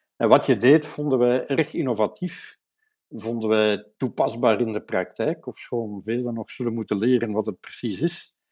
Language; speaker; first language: Dutch; native; Dutch